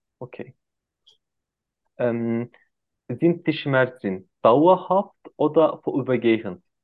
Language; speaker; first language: German; non-native, learner; Turkish